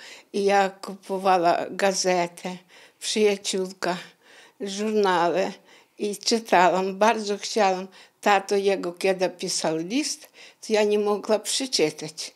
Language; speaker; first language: Polish; non-native, learner; Ukrainian